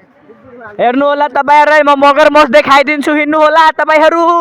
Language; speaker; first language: Nepali; non-native, local second language; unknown